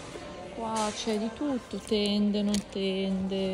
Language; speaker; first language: Italian; non-native, fluent; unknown